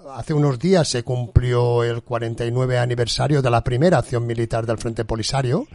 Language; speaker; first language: Spanish; non-native, local second language; Catalan